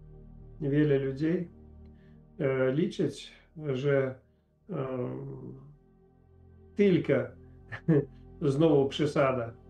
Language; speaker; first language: Polish; non-native, learner; Ukrainian